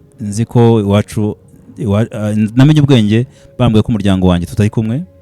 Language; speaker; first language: Kinyarwanda; early bilingual, heritage; Kinyarwanda